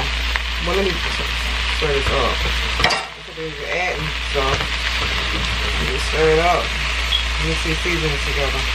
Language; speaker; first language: English; native; English